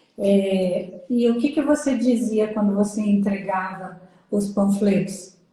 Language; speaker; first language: Portuguese; native; Portuguese